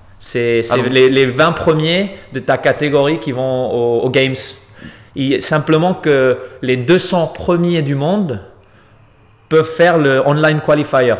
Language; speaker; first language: French; non-native, fluent; Spanish